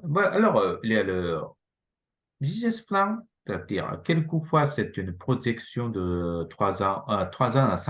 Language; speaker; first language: French; non-native, fluent; Japanese